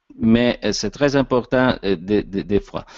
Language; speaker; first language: French; non-native, learner; Italian